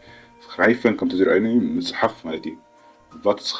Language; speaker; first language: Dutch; non-native, learner; Tigrinya